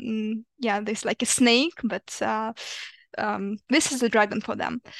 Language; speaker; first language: English; non-native, fluent; Ukrainian